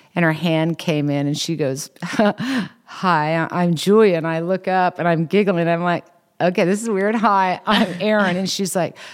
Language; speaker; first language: English; native; English